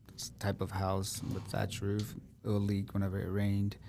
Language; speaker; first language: English; early bilingual, other home language; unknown